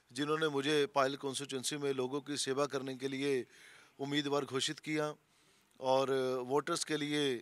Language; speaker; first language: Hindi; non-native, local second language; Punjabi